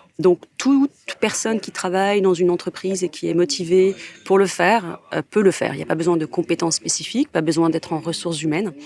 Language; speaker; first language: French; native; French